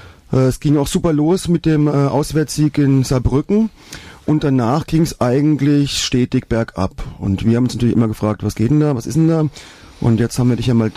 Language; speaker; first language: German; native; German